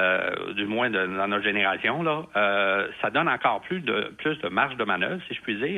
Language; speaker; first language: French; native; French